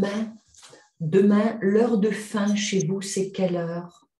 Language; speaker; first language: French; native; French